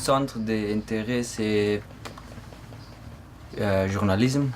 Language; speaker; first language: French; non-native, learner; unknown